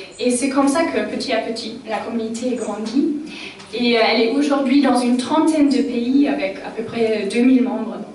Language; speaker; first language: French; non-native, fluent; German